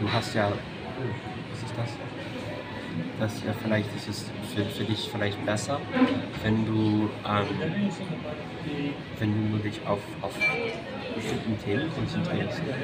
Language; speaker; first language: German; non-native, fluent; English